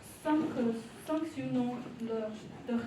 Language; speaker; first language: French; non-native, learner; Chinese